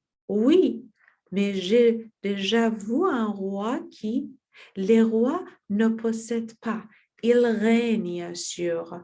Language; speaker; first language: French; non-native, learner; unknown